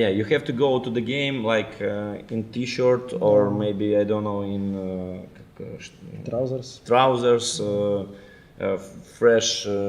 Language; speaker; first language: English; non-native, fluent; Ukrainian